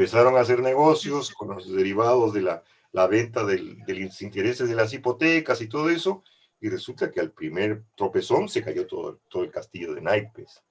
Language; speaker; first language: Spanish; native; Spanish